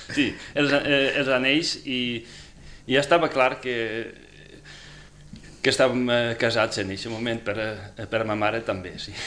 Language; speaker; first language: Catalan; non-native, fluent; Dutch